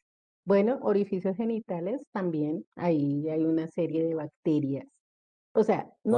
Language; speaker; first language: Spanish; native; Spanish